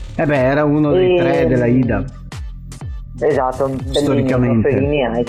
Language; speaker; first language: Italian; native; Italian